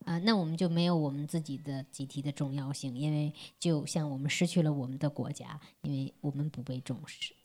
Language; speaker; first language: Chinese; non-native, fluent; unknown